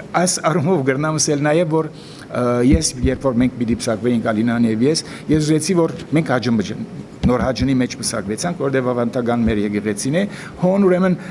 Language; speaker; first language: Armenian; native; Armenian